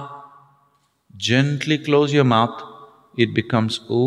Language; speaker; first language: English; non-native, local second language; Tamil